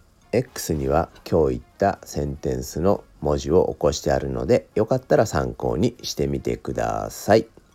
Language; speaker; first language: Japanese; native; Japanese